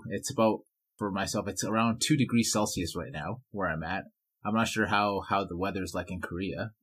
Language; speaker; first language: English; native; English